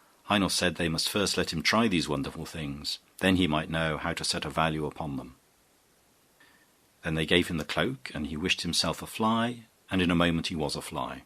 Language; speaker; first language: English; native; English